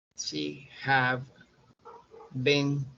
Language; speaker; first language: English; non-native, learner; Spanish